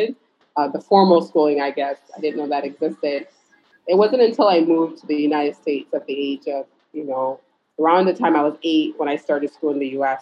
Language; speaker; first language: English; early bilingual, other home language; Fula